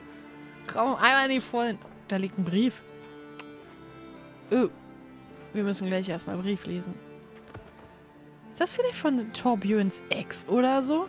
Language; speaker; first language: German; native; German